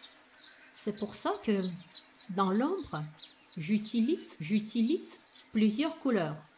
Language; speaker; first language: French; non-native, fluent; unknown